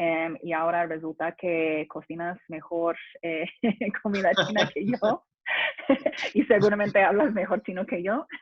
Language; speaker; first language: Spanish; non-native, fluent; English